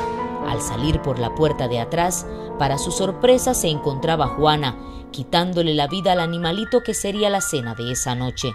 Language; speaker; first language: Spanish; native; Spanish